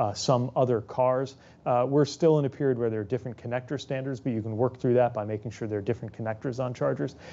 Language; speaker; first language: English; native; English